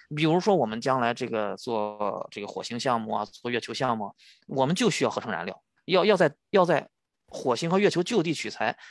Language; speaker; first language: Chinese; native; Chinese